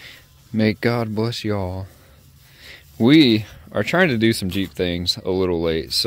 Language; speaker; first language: English; native; English